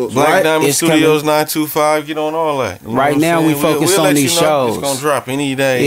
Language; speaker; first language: English; native; English